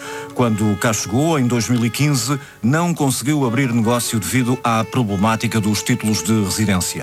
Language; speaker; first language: Portuguese; native; Portuguese